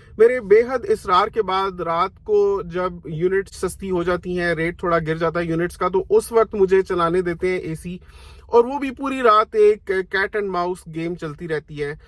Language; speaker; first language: Urdu; non-native, local second language; Punjabi